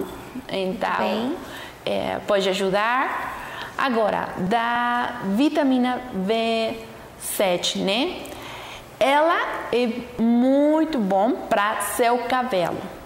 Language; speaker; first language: Portuguese; non-native, learner; Spanish